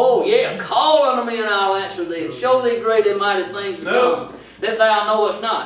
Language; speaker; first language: English; native; English